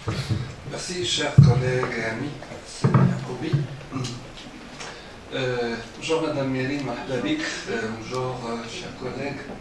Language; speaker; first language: French; non-native, local second language; Arabic